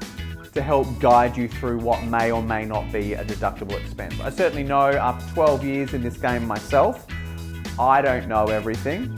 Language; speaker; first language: English; native; English